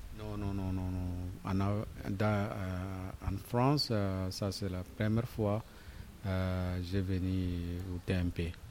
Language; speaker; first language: French; non-native, learner; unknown